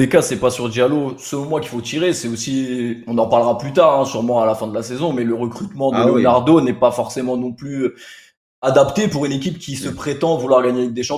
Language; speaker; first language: French; native; French